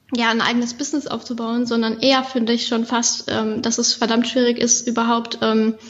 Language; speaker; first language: German; native; German